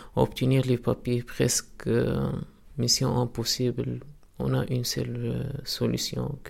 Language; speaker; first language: French; non-native, local second language; Arabic